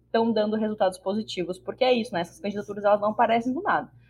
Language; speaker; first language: Portuguese; native; Portuguese